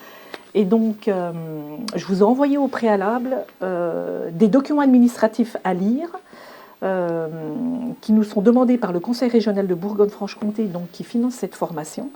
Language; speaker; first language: French; native; French